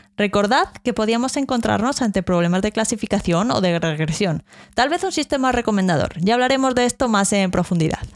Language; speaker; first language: Spanish; native; Spanish